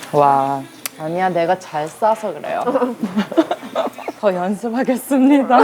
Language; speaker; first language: Korean; early bilingual, heritage; Korean